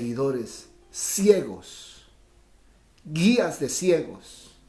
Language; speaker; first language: Spanish; native; Spanish